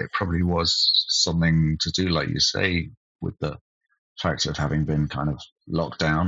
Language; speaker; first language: English; native; English